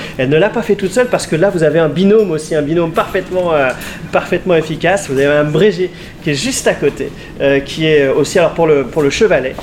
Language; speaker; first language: French; native; French